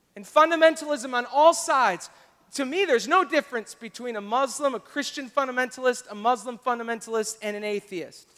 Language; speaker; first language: English; native; English